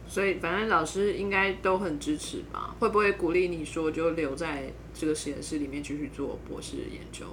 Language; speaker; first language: Chinese; native; Chinese